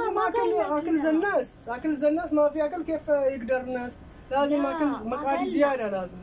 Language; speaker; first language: Arabic; non-native, learner; Amharic